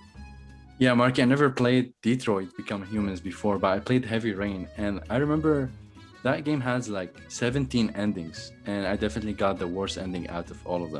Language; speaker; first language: English; non-native, fluent; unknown